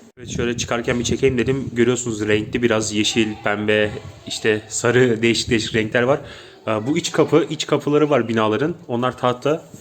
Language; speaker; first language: Turkish; native; Turkish